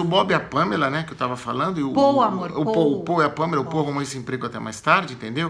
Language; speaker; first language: Portuguese; native; Portuguese